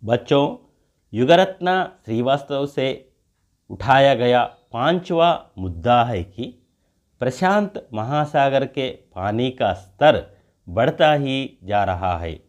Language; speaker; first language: Hindi; non-native, local second language; Telugu